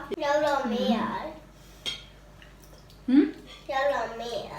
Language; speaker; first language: Swedish; early bilingual, other home language; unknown